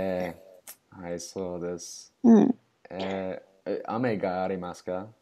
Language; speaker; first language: Japanese; non-native, learner; English